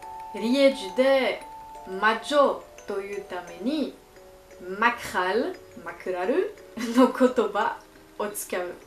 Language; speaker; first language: Japanese; non-native, learner; French